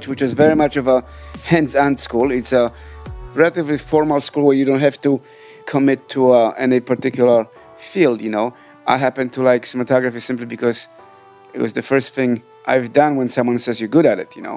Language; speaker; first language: English; non-native, fluent; Polish